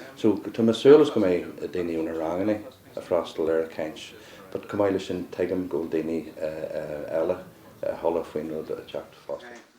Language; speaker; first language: Irish; non-native, local second language; English